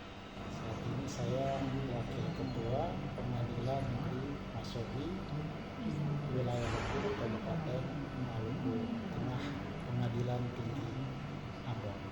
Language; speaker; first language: Indonesian; native; Indonesian